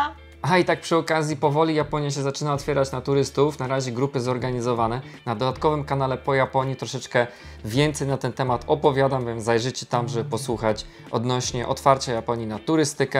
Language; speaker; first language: Polish; native; Polish